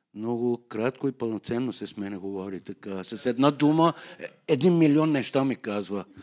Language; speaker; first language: Bulgarian; non-native, learner; Persian